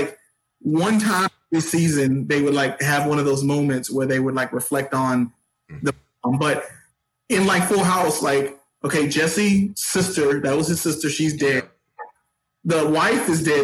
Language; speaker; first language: English; native; English